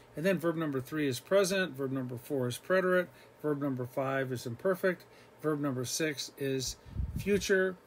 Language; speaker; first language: English; native; English